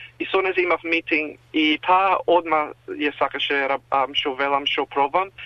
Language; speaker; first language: Macedonian; early bilingual, heritage; Macedonian